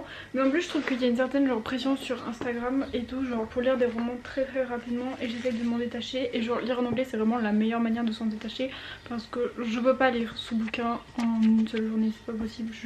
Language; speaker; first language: French; native; French